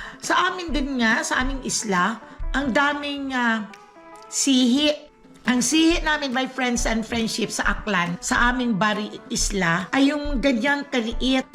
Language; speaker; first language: Filipino; non-native, local second language; Cebuano